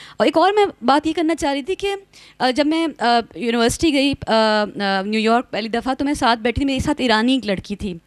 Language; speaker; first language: Urdu; native; Urdu